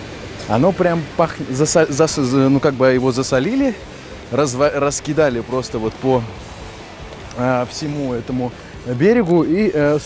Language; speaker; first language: Russian; native; Russian